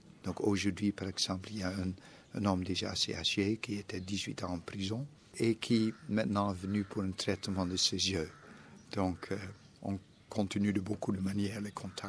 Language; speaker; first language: French; non-native, fluent; Dutch